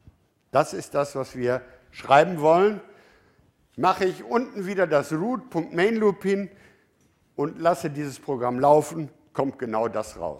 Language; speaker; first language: German; native; German